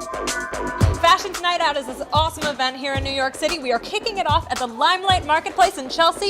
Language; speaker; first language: English; native; English